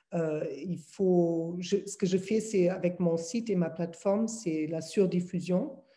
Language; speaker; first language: French; non-native, fluent; German